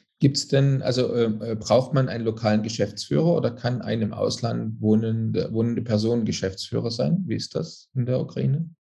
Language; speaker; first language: German; native; German